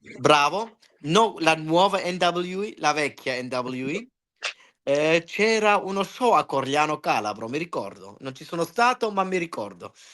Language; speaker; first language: Italian; early bilingual, heritage; Italian